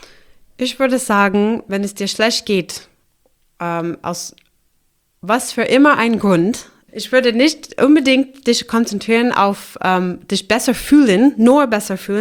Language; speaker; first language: German; non-native, fluent; English